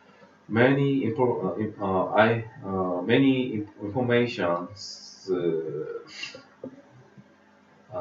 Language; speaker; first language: English; non-native, learner; Korean